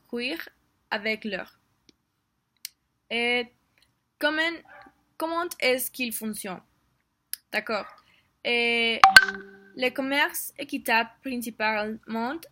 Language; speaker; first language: French; non-native, learner; Spanish